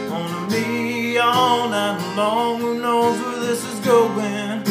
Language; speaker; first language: English; native; English